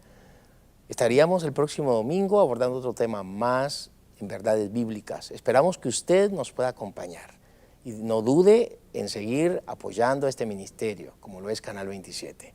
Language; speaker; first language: Spanish; native; Spanish